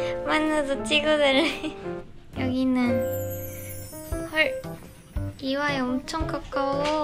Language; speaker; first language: Korean; non-native, fluent; Japanese